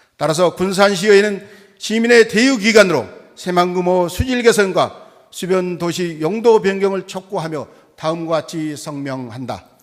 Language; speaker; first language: Korean; native; Korean